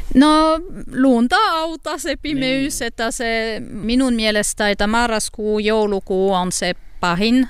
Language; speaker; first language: Finnish; non-native, learner; French